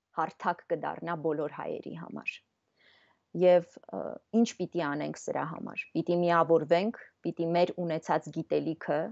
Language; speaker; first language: Armenian; native; Armenian